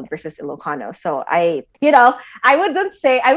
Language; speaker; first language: English; native; English